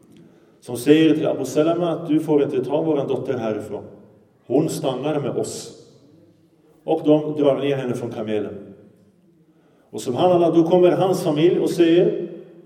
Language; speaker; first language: Swedish; early bilingual, other home language; Arabic